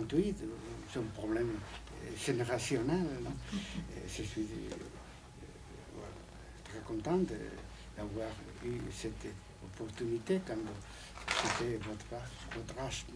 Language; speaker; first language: French; non-native, fluent; Spanish